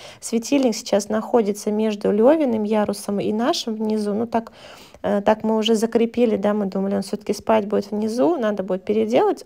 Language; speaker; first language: Russian; native; Russian